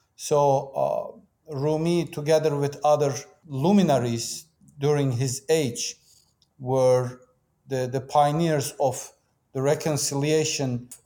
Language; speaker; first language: English; non-native, fluent; Turkish